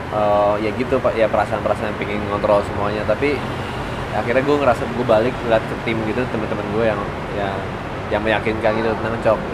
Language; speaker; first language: Indonesian; native; Indonesian